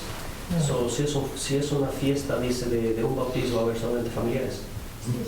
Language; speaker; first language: Spanish; native; Spanish